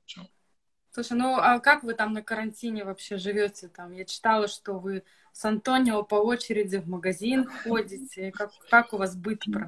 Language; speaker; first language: Russian; native; Russian